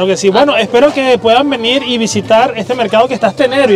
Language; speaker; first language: Spanish; native; Spanish